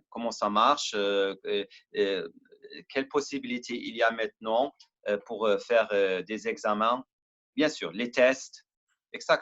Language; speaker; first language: French; non-native, learner; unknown